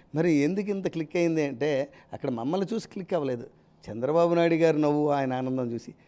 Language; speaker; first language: Telugu; native; Telugu